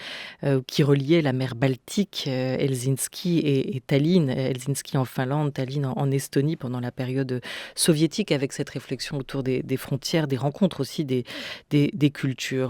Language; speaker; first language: French; native; French